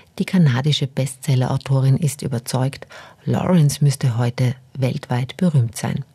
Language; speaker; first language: German; native; German